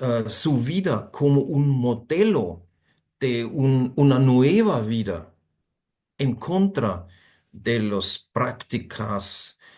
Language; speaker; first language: Spanish; non-native, fluent; German